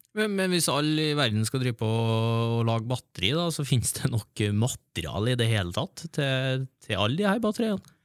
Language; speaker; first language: Norwegian; native; Norwegian